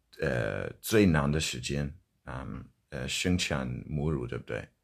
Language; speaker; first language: Chinese; non-native, learner; English